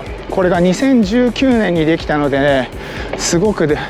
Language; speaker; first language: Japanese; native; Japanese